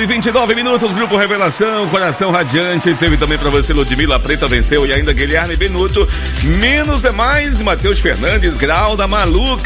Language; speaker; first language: Portuguese; native; Portuguese